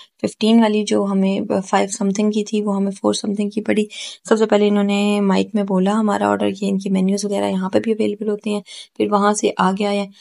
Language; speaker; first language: Urdu; native; Urdu